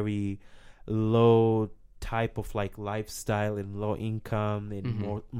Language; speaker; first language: English; non-native, local second language; Swahili